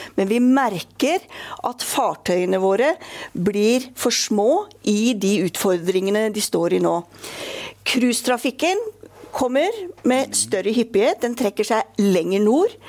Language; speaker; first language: Norwegian; native; Norwegian